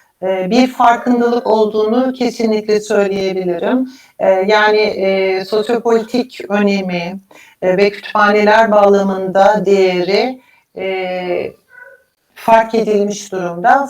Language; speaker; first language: Turkish; native; Turkish